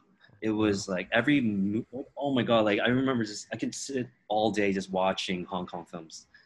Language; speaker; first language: English; non-native, fluent; Min Nan Chinese